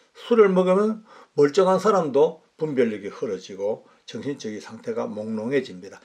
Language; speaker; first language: Korean; native; Korean